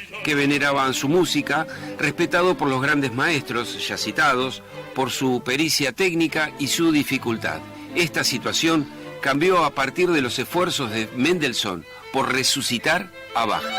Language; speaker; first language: Spanish; native; Spanish